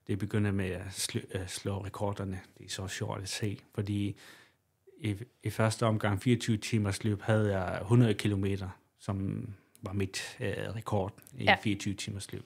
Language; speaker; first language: Danish; non-native, local second language; Kalaallisut